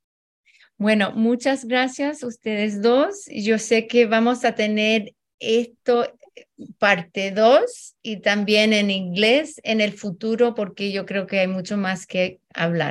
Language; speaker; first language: Spanish; early bilingual, heritage; Spanish